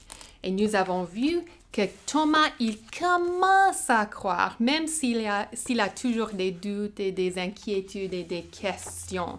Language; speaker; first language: French; native; French